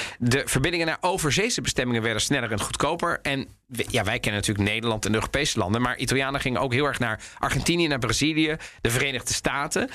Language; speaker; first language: Dutch; early bilingual, other home language; Italian